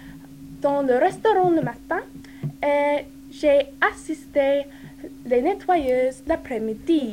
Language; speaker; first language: French; non-native, learner; English